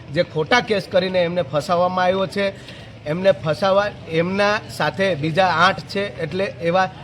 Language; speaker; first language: Gujarati; non-native, local second language; Kukna